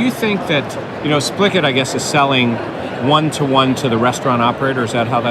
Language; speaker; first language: English; native; English